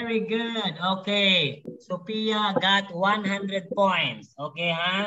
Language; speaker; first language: English; non-native, fluent; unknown